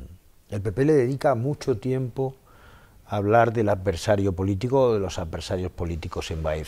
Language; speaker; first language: Spanish; native; Spanish